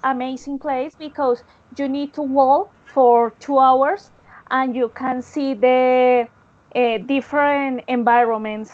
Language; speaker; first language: English; non-native, learner; Spanish